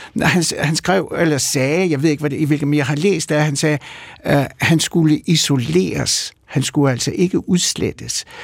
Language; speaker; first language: Danish; early bilingual, other home language; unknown